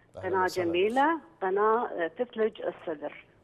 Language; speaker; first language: Arabic; native; Arabic